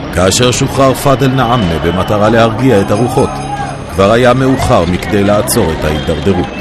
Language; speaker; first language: Hebrew; native; Hebrew